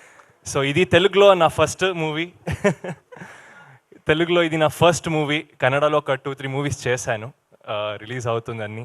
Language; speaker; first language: Telugu; non-native, learner; Kannada